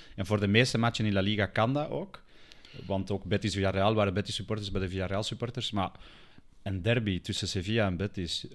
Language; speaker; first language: Dutch; early bilingual, other home language; Spanish